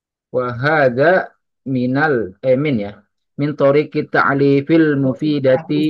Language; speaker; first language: Arabic; non-native, learner; Indonesian